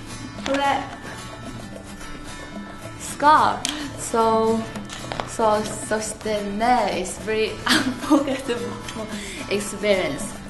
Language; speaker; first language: English; non-native, fluent; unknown